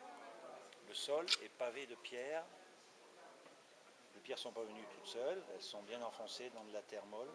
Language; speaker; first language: French; native; French